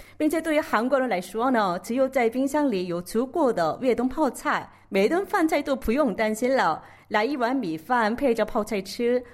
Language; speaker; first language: Chinese; non-native, fluent; Korean